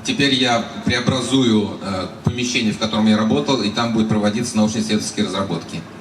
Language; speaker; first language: Russian; native; Russian